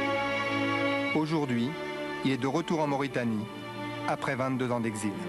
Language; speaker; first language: French; native; French